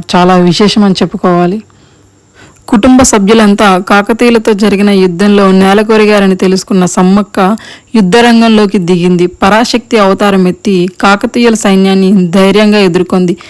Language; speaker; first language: Telugu; native; Telugu